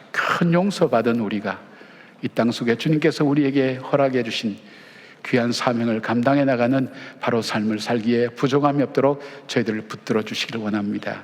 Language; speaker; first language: Korean; native; Korean